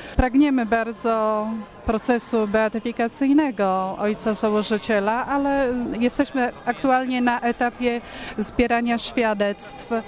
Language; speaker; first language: Polish; native; Polish